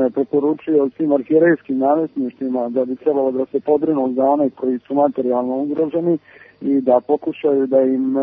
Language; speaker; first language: Serbian; native; Serbian